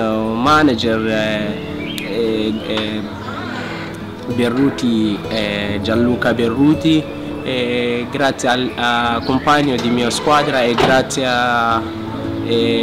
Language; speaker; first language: Italian; non-native, learner; Hausa